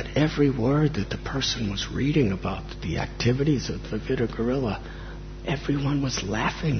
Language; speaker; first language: English; native; English